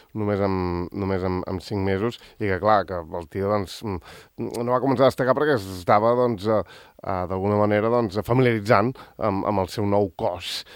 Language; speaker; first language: Catalan; native; Catalan